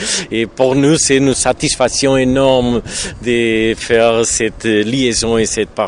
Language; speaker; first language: French; non-native, learner; Portuguese